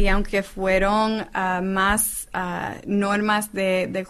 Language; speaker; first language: Spanish; non-native, fluent; English